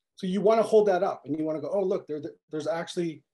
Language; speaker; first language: English; native; English